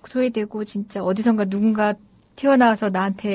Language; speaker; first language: Korean; native; Korean